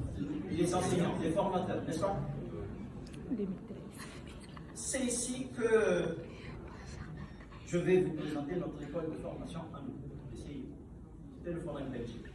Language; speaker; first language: French; non-native, local second language; Malagasy